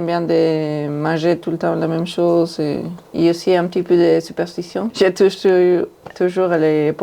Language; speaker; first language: French; non-native, fluent; Spanish